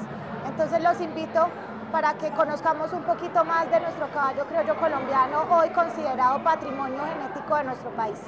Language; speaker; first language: Spanish; native; Spanish